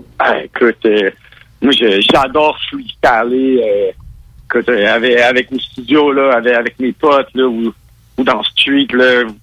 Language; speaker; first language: French; native; French